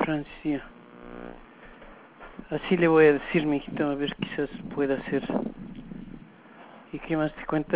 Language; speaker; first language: Spanish; native; Spanish